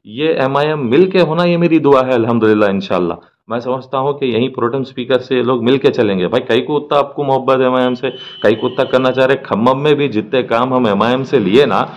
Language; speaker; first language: Hindi; non-native, local second language; Urdu